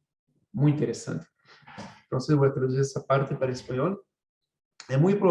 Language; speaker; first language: Spanish; non-native, fluent; Portuguese